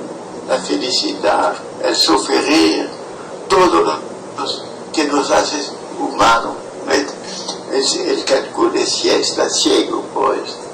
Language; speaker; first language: Spanish; non-native, fluent; French